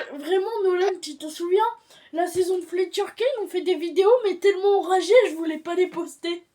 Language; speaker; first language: French; native; French